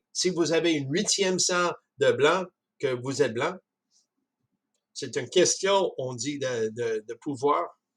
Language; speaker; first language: French; non-native, fluent; English